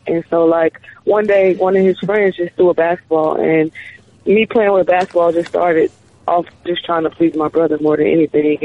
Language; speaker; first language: English; native; English